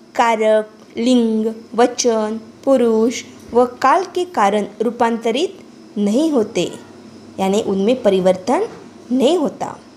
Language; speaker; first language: Hindi; non-native, local second language; Marathi